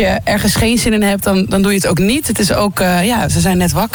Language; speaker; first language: Dutch; native; Dutch